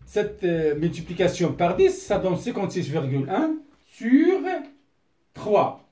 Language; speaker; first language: French; non-native, local second language; Arabic